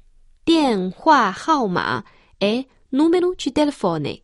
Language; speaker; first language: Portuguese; non-native, fluent; Chinese